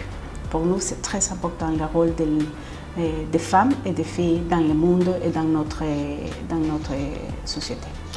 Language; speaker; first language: French; non-native, fluent; Spanish